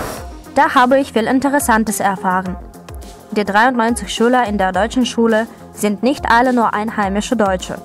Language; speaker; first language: German; non-native, fluent; Russian